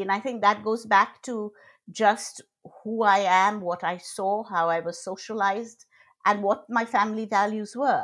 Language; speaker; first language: English; non-native, local second language; Bangla